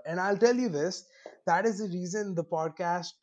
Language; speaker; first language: English; non-native, local second language; Urdu